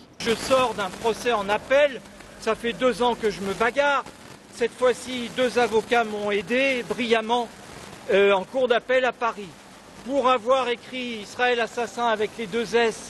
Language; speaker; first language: French; native; French